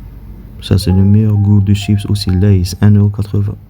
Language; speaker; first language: French; non-native, local second language; Arabic